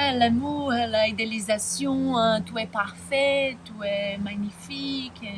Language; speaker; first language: French; non-native, learner; Spanish